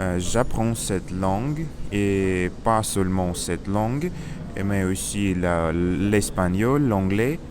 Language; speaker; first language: French; non-native, learner; Russian